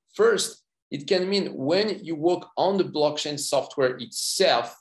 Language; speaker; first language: English; non-native, fluent; French